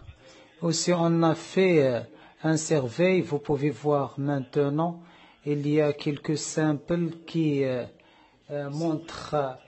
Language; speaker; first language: French; non-native, learner; Arabic